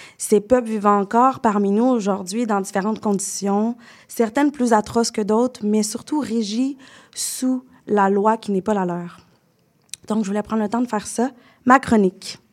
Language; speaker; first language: French; native; French